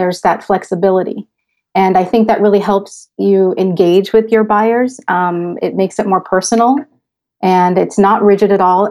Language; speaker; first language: English; native; English